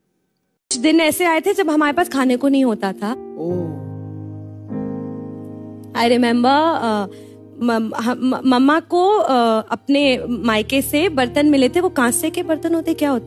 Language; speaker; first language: Hindi; native; Hindi